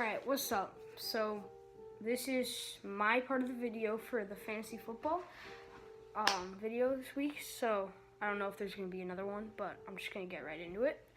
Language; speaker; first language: English; native; English